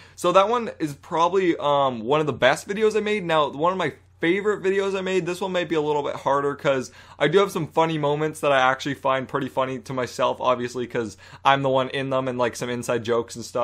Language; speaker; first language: English; native; English